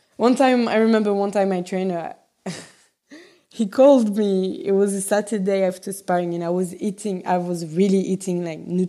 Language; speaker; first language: English; non-native, fluent; French